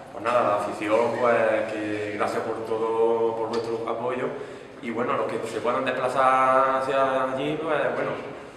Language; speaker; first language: Spanish; native; Spanish